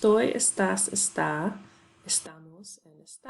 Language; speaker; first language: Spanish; non-native, fluent; English